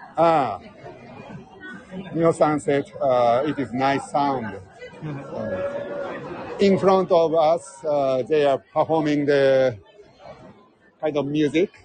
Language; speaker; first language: English; non-native, learner; Japanese